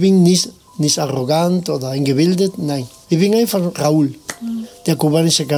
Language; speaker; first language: German; non-native, fluent; Spanish